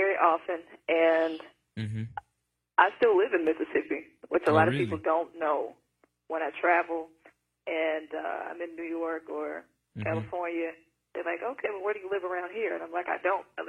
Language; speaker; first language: English; native; English